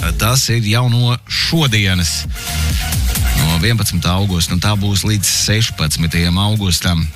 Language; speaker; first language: Latvian; native; Latvian